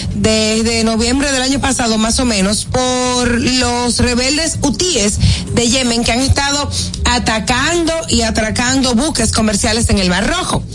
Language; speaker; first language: Spanish; native; Spanish